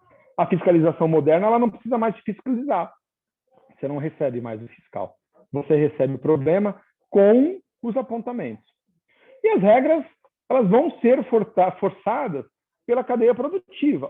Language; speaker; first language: Portuguese; native; Portuguese